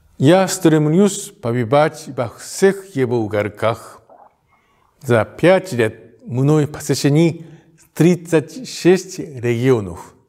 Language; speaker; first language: Russian; non-native, fluent; Japanese